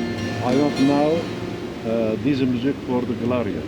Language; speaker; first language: English; non-native, learner; Turkish